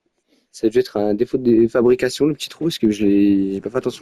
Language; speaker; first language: French; native; French